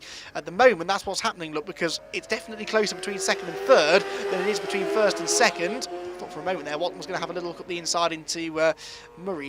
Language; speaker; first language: English; native; English